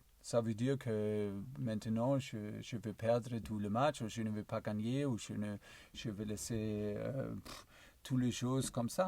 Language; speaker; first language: French; non-native, learner; German